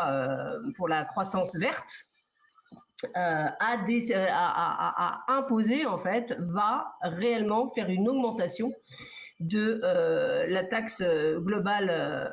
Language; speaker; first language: French; native; French